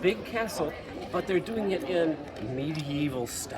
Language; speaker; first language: English; native; English